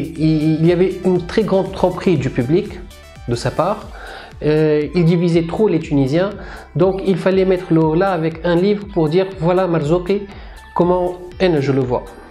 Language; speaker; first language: French; non-native, local second language; Arabic